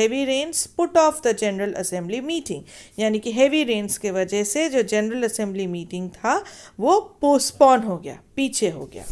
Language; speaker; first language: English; non-native, local second language; Hindi